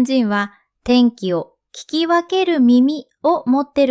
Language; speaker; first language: Japanese; non-native, fluent; Vietnamese